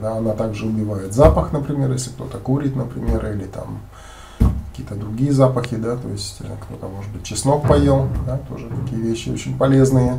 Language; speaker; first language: Russian; native; Russian